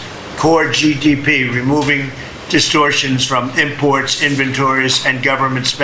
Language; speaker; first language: English; native; English